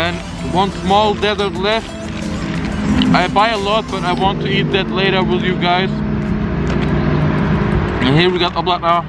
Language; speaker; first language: English; non-native, learner; Bosnian